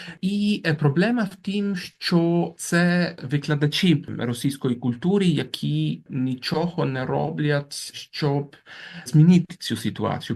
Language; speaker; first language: Ukrainian; non-native, fluent; Italian